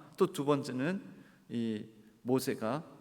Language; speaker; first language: Korean; native; Korean